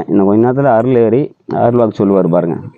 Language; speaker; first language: Tamil; native; Tamil